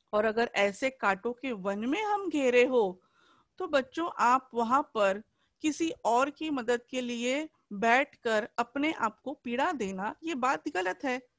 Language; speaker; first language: Hindi; non-native, local second language; Marathi